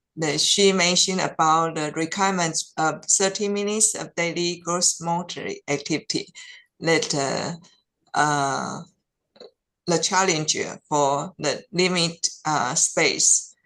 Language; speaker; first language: English; non-native, fluent; Chinese